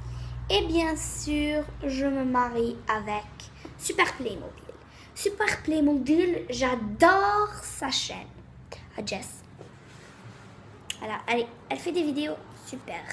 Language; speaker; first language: French; native; French